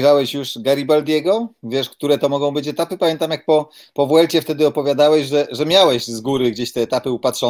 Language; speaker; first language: Polish; native; Polish